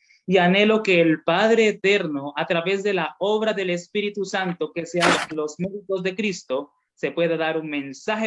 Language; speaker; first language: Spanish; native; Spanish